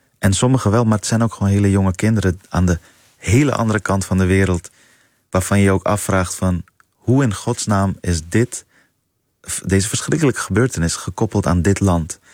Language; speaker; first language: Dutch; early bilingual, other home language; Persian